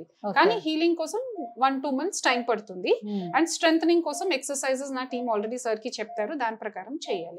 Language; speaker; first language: Telugu; non-native, fluent; Hindi